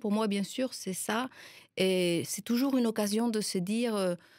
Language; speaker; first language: French; non-native, fluent; Spanish